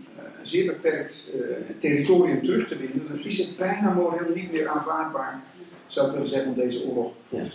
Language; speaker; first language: Dutch; native; Dutch